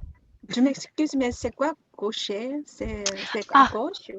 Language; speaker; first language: French; non-native, fluent; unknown